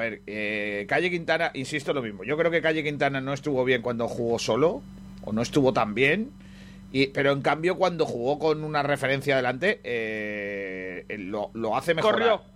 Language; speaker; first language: Spanish; native; Spanish